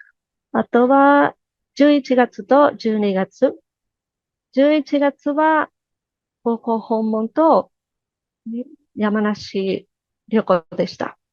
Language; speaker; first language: Japanese; non-native, learner; Spanish